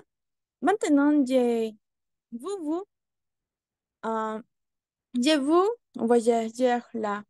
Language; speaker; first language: French; non-native, learner; Spanish